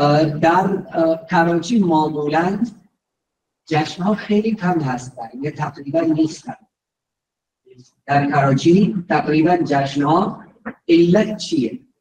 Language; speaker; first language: Persian; non-native, fluent; Urdu